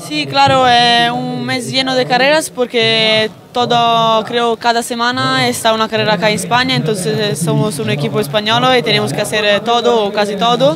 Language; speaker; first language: Spanish; non-native, fluent; Italian